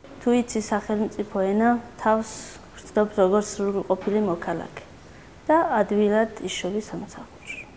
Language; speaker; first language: Georgian; non-native, local second language; Armenian